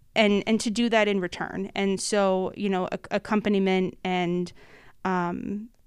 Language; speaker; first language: English; native; English